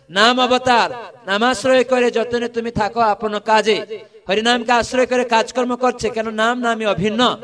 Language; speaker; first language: Bangla; non-native, fluent; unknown